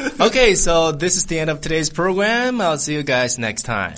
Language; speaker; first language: English; non-native, fluent; Chinese